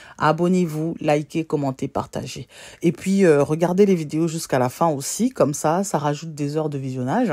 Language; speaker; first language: French; native; French